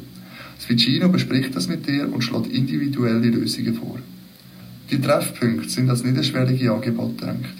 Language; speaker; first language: German; native; German